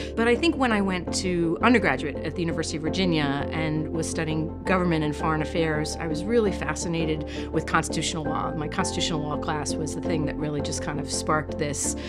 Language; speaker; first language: English; native; English